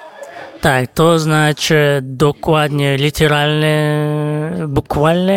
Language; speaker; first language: Polish; non-native, fluent; Kazakh